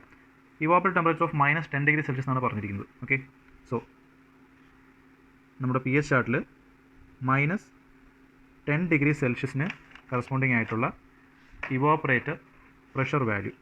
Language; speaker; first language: Malayalam; native; Malayalam